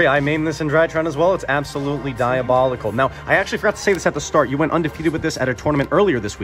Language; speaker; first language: English; native; English